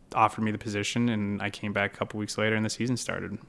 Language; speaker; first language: English; native; English